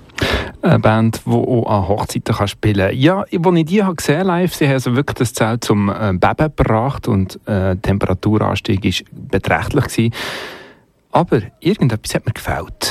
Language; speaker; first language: German; native; German